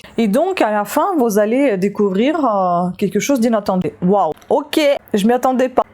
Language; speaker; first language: French; non-native, fluent; Russian